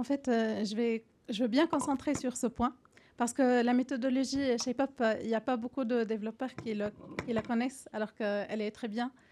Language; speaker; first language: French; non-native, fluent; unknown